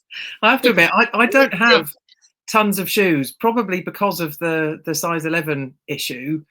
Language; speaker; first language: English; native; English